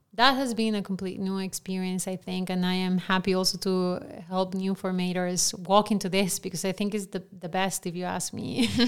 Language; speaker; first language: English; non-native, fluent; Spanish